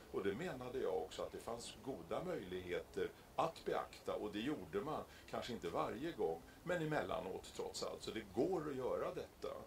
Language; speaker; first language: Swedish; native; Swedish